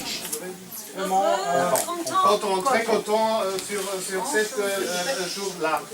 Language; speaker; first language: French; non-native, learner; German